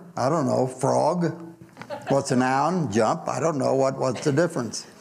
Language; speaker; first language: English; native; English